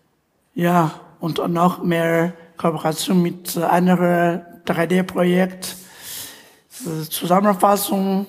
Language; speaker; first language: German; non-native, learner; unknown